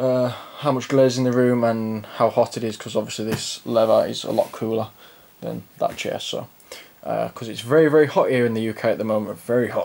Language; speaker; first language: English; native; English